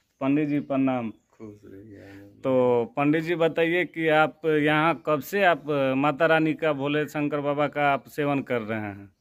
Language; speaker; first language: Hindi; native; Hindi